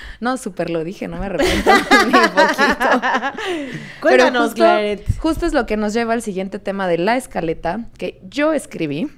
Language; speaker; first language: Spanish; native; Spanish